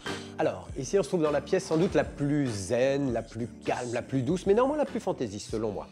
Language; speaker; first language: French; native; French